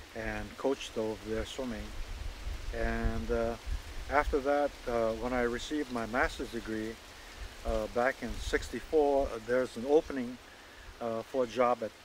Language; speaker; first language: English; native; English